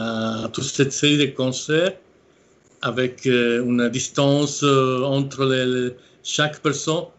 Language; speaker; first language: French; non-native, fluent; Italian